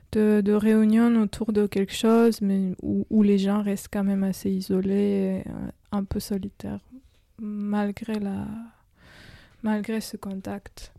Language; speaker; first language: French; non-native, fluent; Georgian